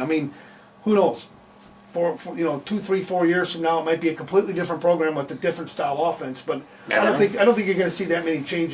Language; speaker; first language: English; native; English